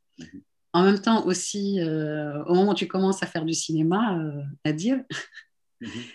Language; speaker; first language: French; non-native, local second language; Arabic